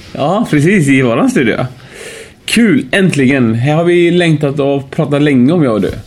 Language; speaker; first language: Swedish; early bilingual, other home language; Persian